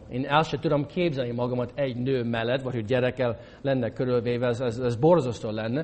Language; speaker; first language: Hungarian; non-native, fluent; English